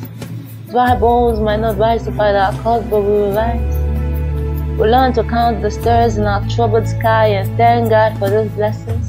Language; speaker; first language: English; non-native, local second language; Hausa